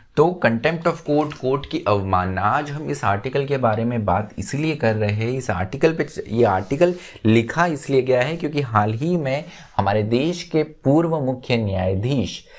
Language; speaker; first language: Hindi; native; Hindi